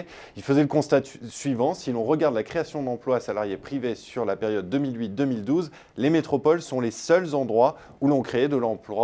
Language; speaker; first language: French; native; French